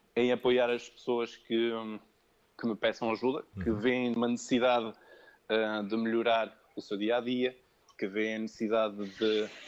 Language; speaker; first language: Portuguese; early bilingual, other home language; French